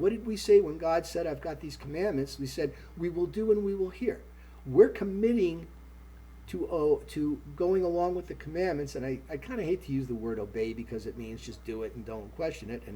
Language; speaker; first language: English; native; English